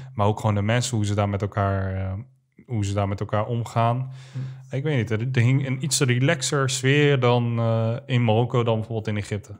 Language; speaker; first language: Dutch; early bilingual, other home language; Arabic